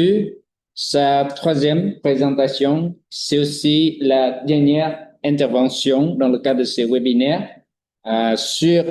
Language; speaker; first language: French; non-native, fluent; Vietnamese